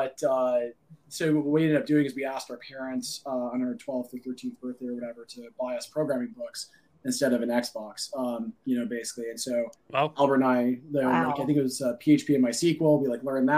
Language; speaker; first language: English; native; English